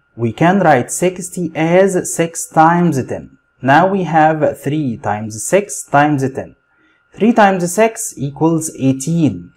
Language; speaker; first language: English; non-native, fluent; Arabic